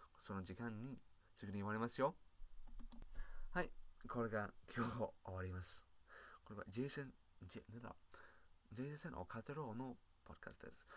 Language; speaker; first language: Japanese; non-native, learner; English